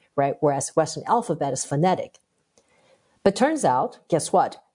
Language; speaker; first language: English; early bilingual, other home language; Chinese